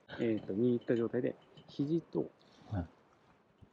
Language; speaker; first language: Japanese; native; Japanese